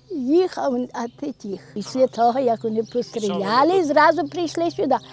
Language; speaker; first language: Ukrainian; native; Ukrainian